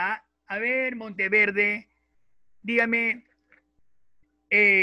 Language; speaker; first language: Spanish; native; Spanish